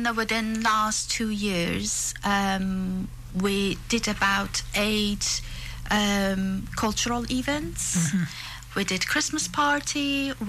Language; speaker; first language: English; non-native, fluent; Persian